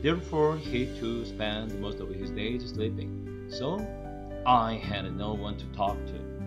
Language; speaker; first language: English; non-native, fluent; Korean